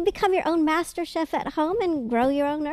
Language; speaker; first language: English; native; English